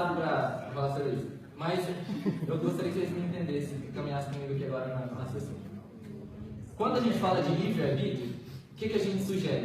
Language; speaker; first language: Portuguese; native; Portuguese